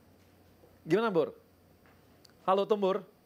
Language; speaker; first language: Indonesian; native; Indonesian